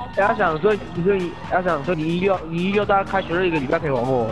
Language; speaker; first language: Chinese; native; Chinese